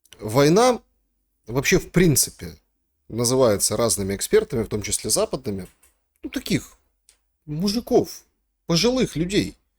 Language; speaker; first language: Russian; native; Russian